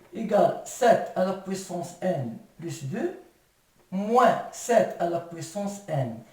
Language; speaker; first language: French; non-native, local second language; Arabic